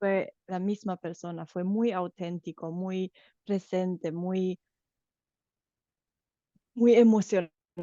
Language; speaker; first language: Spanish; non-native, fluent; Romanian